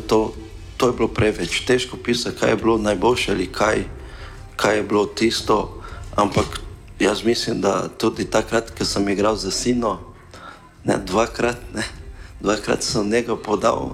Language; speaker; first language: Slovenian; non-native, learner; Portuguese